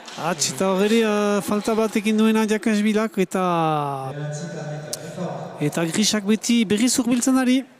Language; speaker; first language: Basque; native; Basque